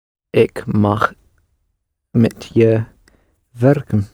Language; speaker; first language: Dutch; non-native, learner; English